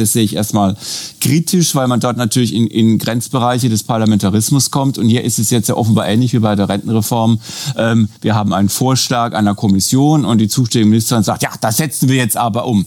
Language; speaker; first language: German; native; German